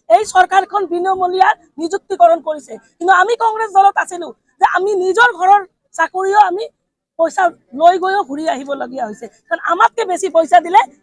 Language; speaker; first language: Assamese; non-native, local second language; Bangla